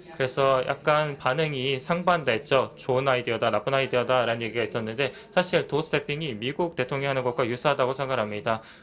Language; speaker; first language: Korean; native; Korean